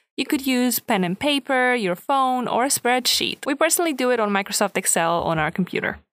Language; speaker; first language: English; non-native, fluent; Romanian